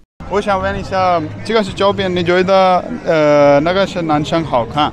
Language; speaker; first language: Chinese; non-native, learner; Urdu